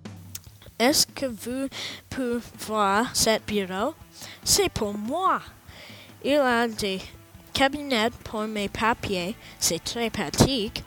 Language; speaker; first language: French; non-native, learner; English